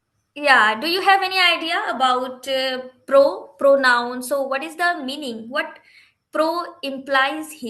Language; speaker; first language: English; non-native, learner; Hindi